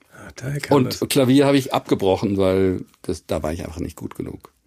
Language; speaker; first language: German; native; German